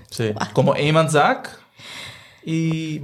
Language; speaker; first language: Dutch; non-native, local second language; Papiamento